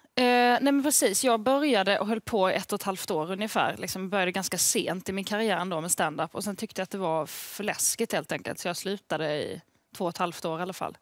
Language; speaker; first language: Swedish; early bilingual, other home language; Arabic